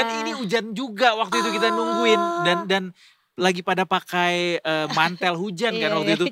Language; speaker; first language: Indonesian; native; Indonesian